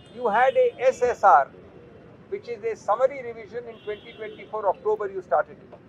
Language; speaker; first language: English; non-native, local second language; Hindi